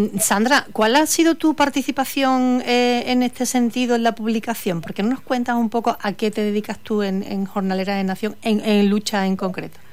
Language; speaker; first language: Spanish; native; Spanish